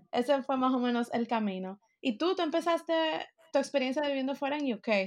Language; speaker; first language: Spanish; native; Spanish